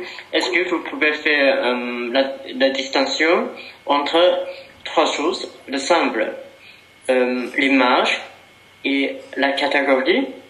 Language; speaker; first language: French; non-native, fluent; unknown